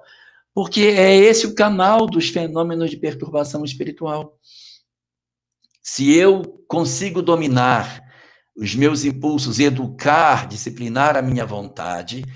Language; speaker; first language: Portuguese; native; Portuguese